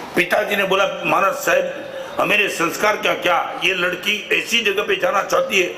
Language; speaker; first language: Hindi; non-native, local second language; Gujarati